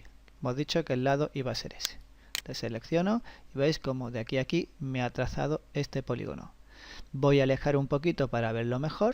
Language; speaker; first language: Spanish; native; Spanish